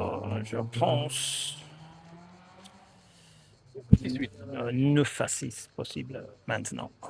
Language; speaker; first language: French; non-native, learner; English